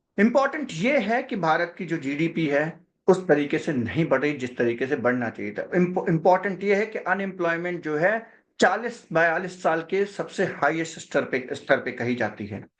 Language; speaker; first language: Hindi; native; Hindi